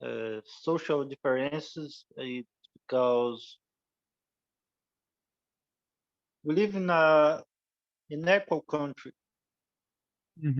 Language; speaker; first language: English; non-native, learner; Portuguese